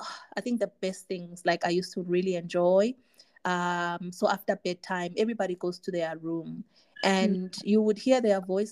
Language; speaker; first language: English; non-native, local second language; Zulu